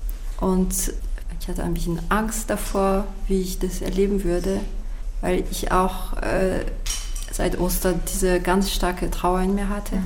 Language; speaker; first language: German; non-native, fluent; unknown